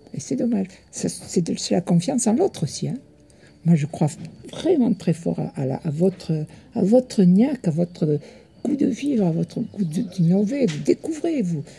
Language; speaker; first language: French; early bilingual, other home language; Italian